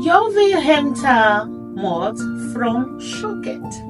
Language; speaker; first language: Swedish; non-native, learner; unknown